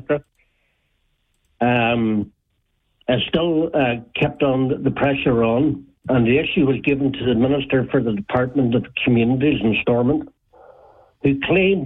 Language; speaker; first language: English; native; English